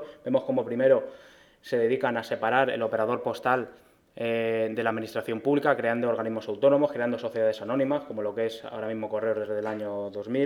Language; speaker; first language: Spanish; native; Spanish